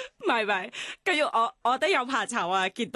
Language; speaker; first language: Cantonese; non-native, fluent; Thai